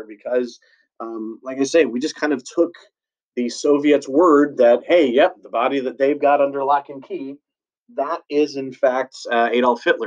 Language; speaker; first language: English; native; English